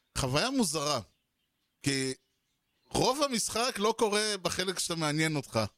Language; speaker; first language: Hebrew; native; Hebrew